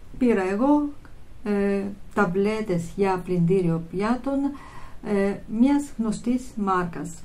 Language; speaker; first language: Greek; non-native, fluent; Russian